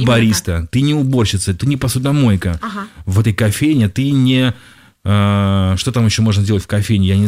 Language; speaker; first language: Russian; native; Russian